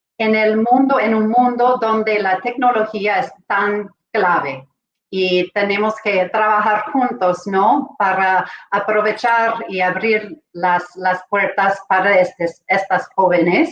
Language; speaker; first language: Spanish; non-native, fluent; English